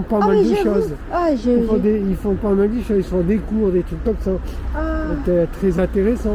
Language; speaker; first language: French; native; French